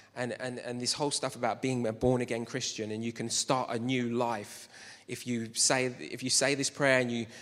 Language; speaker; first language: English; native; English